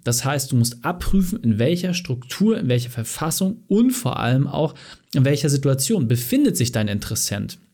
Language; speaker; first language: German; native; German